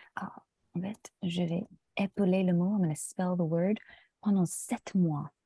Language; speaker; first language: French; non-native, fluent; English